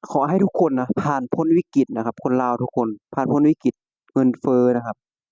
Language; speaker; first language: Thai; native; Thai